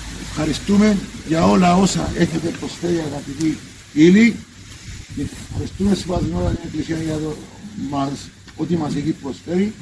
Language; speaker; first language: Greek; native; Greek